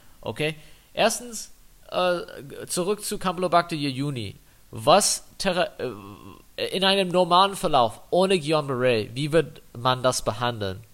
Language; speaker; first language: German; non-native, fluent; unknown